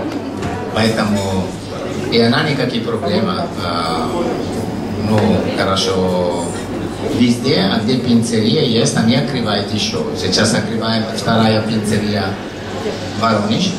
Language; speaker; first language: Russian; non-native, learner; Italian